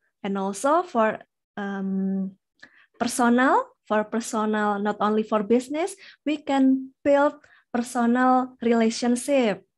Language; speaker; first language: English; non-native, fluent; Indonesian